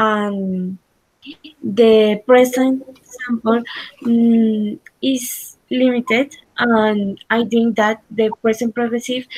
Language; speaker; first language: English; non-native, learner; Spanish